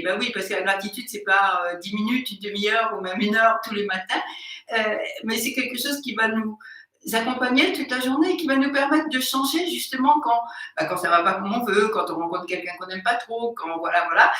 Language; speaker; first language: French; native; French